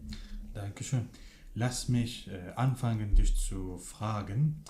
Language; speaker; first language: German; non-native, fluent; Kurdish